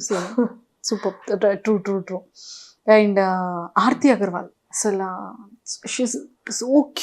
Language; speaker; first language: Telugu; native; Telugu